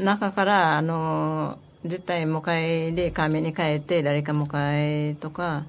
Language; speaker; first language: Japanese; non-native, learner; Filipino